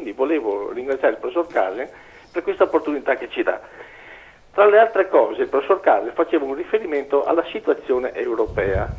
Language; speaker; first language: Italian; native; Italian